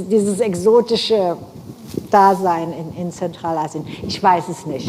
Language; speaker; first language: German; non-native, fluent; English